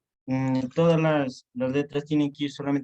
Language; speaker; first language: Spanish; native; Spanish